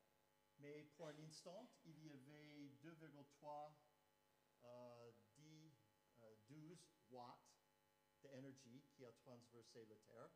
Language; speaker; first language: French; non-native, fluent; English